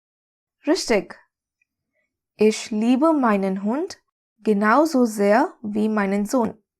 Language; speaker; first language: German; non-native, fluent; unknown